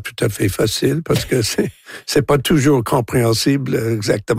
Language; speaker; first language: French; non-native, local second language; English